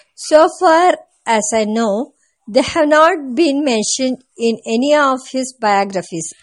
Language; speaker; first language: English; non-native, local second language; Kannada